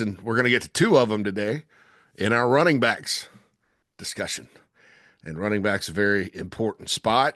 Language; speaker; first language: English; native; English